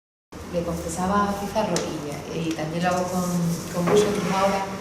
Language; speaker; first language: Spanish; native; Spanish